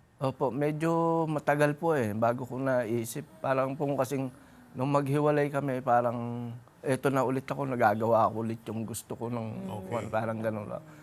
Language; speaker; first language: Filipino; native; Filipino